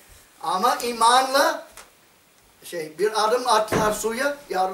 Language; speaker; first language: Turkish; non-native, fluent; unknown